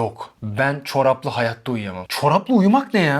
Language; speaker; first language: Turkish; non-native, fluent; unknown